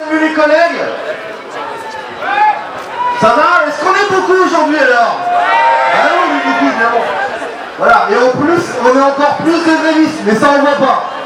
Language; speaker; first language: French; native; French